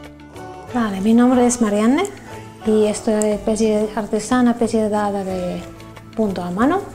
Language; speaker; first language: Spanish; non-native, learner; Finnish